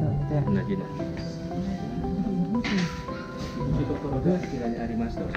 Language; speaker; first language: Japanese; non-native, fluent; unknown